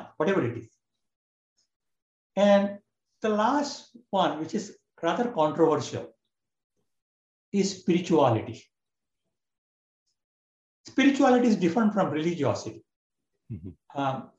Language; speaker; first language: English; non-native, local second language; Marathi